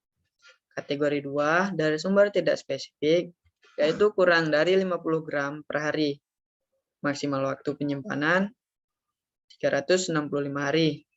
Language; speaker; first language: Indonesian; native; Indonesian